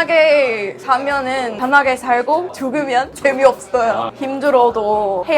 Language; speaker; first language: Korean; non-native, fluent; English